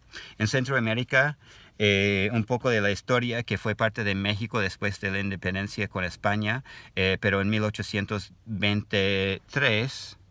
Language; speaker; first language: Spanish; non-native, learner; English